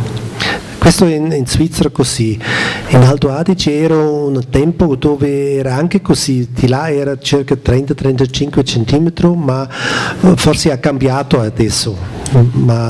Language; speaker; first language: Italian; non-native, learner; German